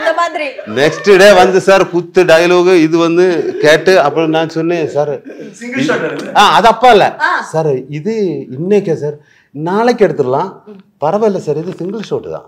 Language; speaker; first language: Tamil; non-native, learner; Malayalam